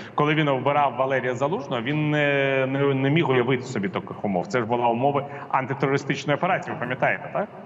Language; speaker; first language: Ukrainian; non-native, local second language; Russian